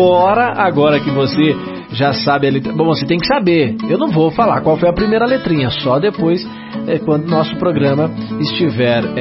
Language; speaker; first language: Portuguese; native; Portuguese